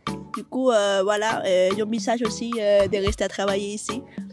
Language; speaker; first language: French; non-native, fluent; Spanish